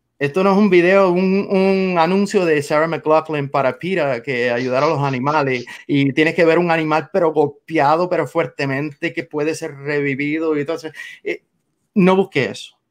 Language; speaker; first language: Spanish; non-native, fluent; English